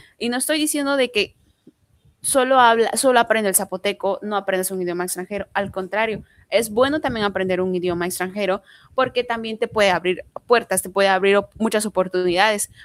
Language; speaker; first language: Spanish; non-native, local second language; Zapotec